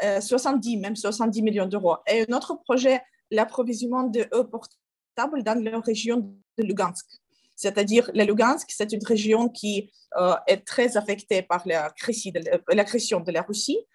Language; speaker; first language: French; non-native, learner; Ukrainian